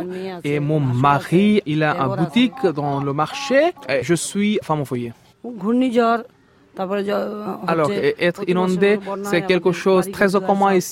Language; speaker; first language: French; non-native, fluent; Bangla